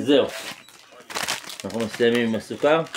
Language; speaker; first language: Hebrew; native; Hebrew